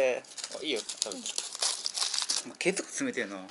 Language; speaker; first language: Japanese; native; Japanese